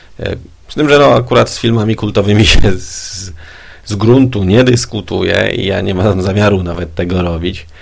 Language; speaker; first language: Polish; native; Polish